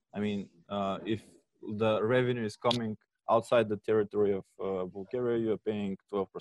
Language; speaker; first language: English; non-native, fluent; Bulgarian